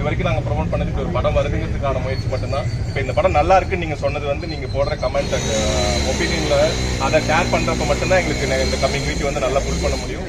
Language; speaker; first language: Tamil; native; Tamil